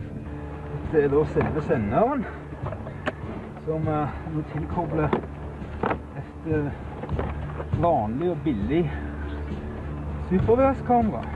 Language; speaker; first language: Norwegian; native; Norwegian